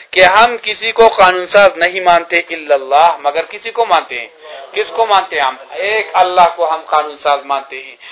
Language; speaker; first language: Urdu; non-native, local second language; Pashto